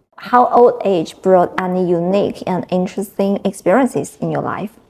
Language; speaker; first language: English; non-native, fluent; Chinese